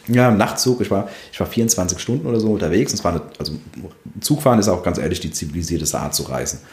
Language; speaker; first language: German; early bilingual, other home language; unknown